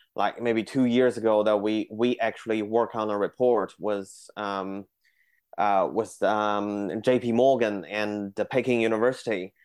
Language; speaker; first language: English; non-native, fluent; Chinese